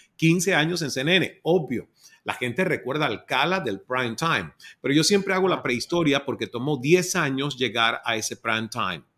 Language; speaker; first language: Spanish; native; Spanish